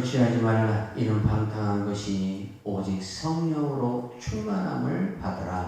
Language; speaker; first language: Korean; native; Korean